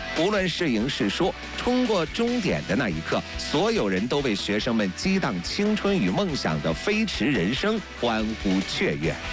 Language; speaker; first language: Chinese; native; Chinese